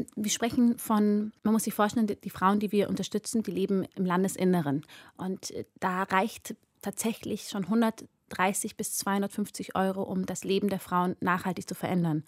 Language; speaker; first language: German; early bilingual, other home language; Amharic